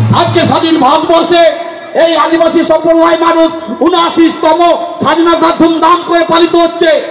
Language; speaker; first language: Bangla; non-native, local second language; Santali